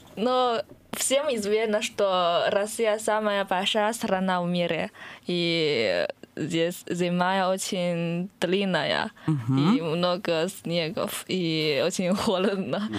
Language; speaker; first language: Russian; non-native, fluent; Chinese